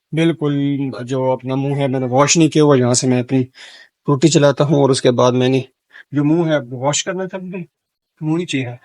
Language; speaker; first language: Urdu; non-native, local second language; Punjabi